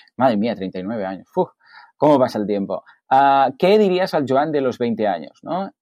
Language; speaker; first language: Spanish; native; Spanish